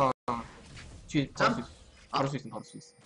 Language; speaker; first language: Korean; native; Korean